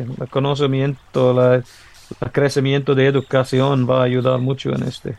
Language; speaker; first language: Spanish; non-native, fluent; English